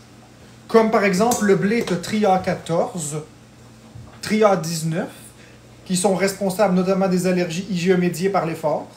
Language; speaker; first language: French; native; French